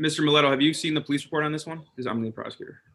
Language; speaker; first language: English; native; English